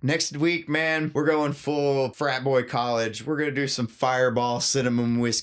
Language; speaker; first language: English; native; English